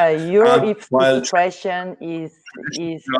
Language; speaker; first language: English; non-native, learner; Korean